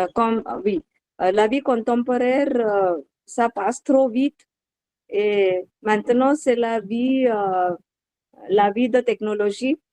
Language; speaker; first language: French; non-native, learner; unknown